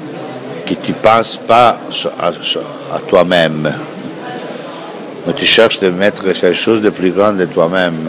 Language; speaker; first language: French; non-native, fluent; Italian